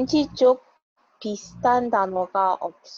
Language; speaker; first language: Korean; non-native, learner; English